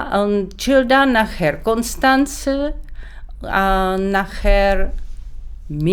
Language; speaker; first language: German; non-native, learner; Czech